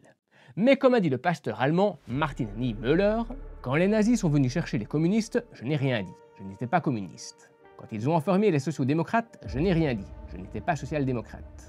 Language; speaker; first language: French; native; French